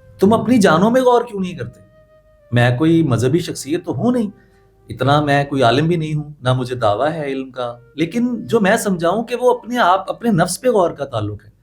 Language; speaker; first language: Urdu; non-native, local second language; Punjabi